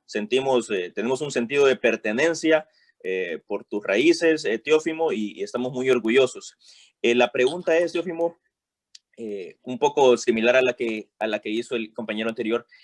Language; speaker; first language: Spanish; native; Spanish